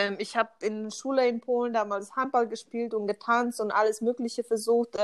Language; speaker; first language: German; non-native, fluent; Polish